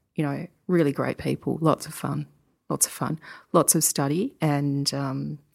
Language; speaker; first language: English; native; English